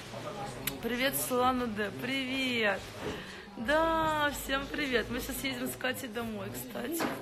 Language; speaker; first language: Russian; native; Russian